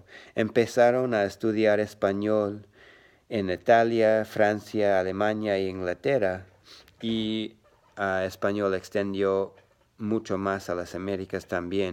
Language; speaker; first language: Spanish; non-native, learner; English